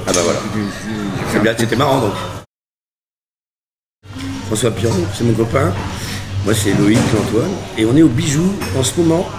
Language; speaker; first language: French; native; French